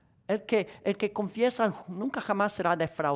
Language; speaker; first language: Spanish; native; Spanish